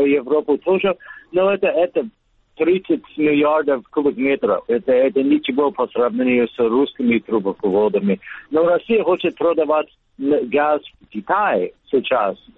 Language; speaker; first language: Russian; non-native, learner; English